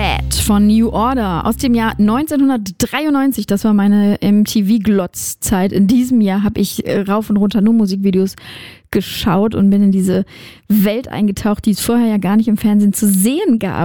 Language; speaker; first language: German; native; German